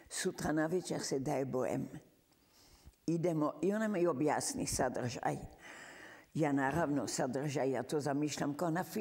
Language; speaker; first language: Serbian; early bilingual, heritage; Serbian